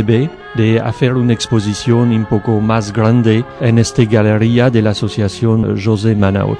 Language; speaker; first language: Spanish; non-native, learner; French